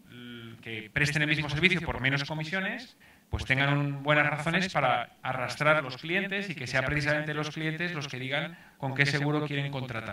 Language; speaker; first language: Spanish; native; Spanish